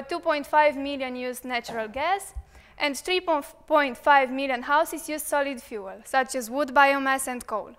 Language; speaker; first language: English; non-native, fluent; Romanian